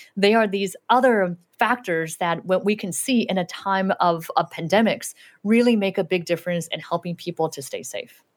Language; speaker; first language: English; early bilingual, other home language; Chinese